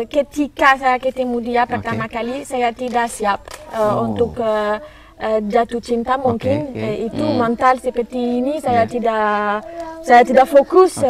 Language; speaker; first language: Indonesian; non-native, learner; French